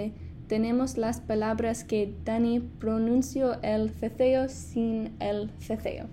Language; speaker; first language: Spanish; non-native, fluent; English